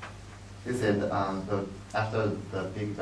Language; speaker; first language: English; non-native, learner; Japanese